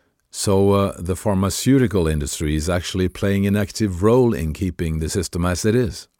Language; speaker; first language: English; non-native, fluent; Norwegian